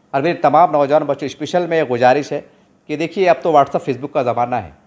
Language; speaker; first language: Hindi; non-native, local second language; Urdu